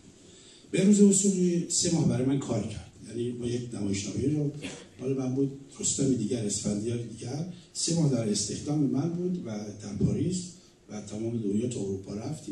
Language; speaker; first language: Persian; native; Persian